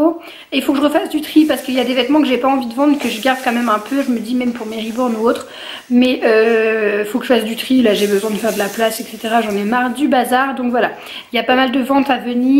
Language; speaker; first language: French; native; French